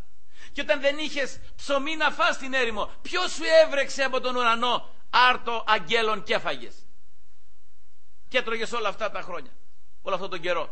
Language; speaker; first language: Greek; native; Greek